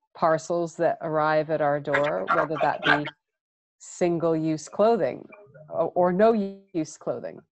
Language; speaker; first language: English; native; English